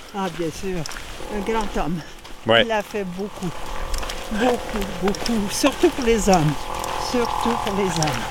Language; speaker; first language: French; native; French